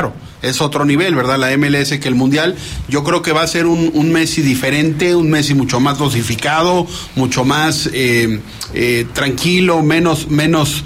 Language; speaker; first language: Spanish; native; Spanish